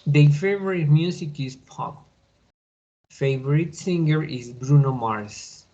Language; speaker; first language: English; non-native, learner; Spanish